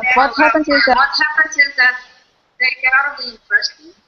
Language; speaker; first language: English; non-native, local second language; Portuguese